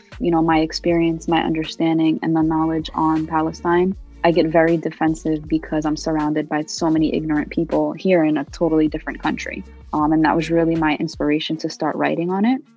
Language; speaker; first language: English; early bilingual, other home language; Arabic